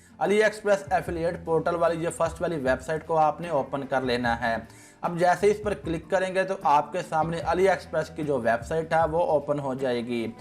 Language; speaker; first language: Urdu; non-native, local second language; Punjabi